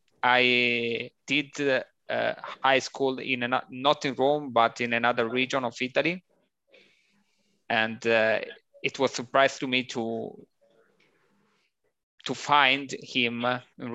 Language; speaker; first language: English; non-native, learner; Italian